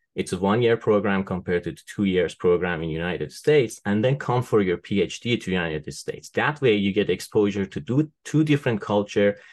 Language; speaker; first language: English; non-native, fluent; Persian